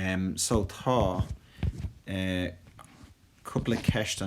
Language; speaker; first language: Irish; non-native, local second language; English